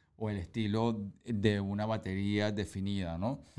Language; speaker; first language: Spanish; early bilingual, heritage; Spanish